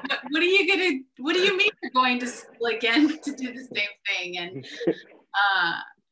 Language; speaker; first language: English; early bilingual, other home language; Spanish